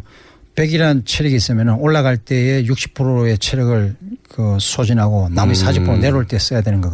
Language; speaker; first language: Korean; native; Korean